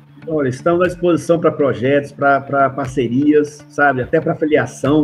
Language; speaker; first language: Portuguese; native; Portuguese